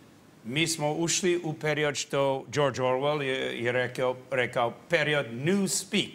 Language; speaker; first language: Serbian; early bilingual, heritage; English